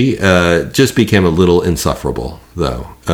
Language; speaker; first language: English; native; English